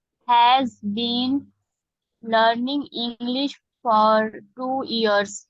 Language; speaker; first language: English; non-native, learner; Hindi